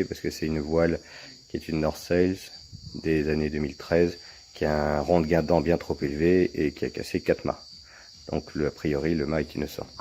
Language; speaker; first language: French; native; French